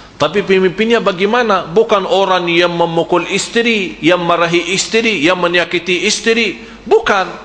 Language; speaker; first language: Malay; non-native, fluent; Arabic